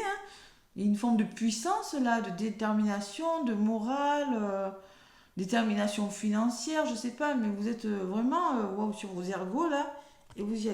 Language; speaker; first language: French; native; French